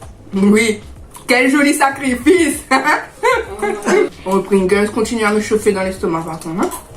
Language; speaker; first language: French; native; French